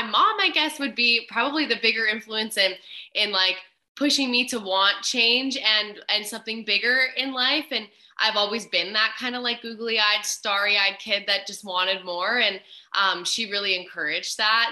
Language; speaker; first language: English; native; English